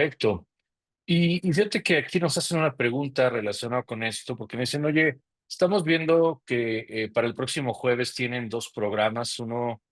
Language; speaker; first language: Spanish; native; Spanish